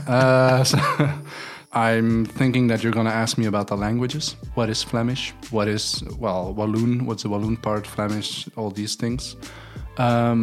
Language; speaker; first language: English; non-native, fluent; Dutch